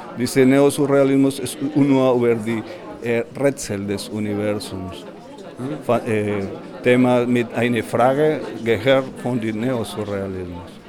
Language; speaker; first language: German; non-native, learner; Spanish